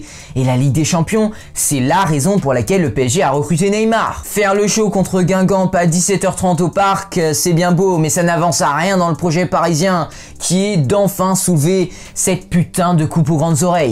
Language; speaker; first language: French; native; French